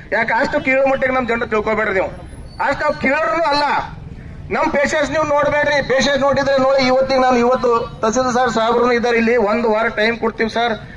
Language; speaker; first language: Kannada; non-native, local second language; Lambadi